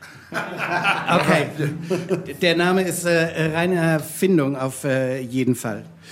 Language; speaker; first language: German; native; German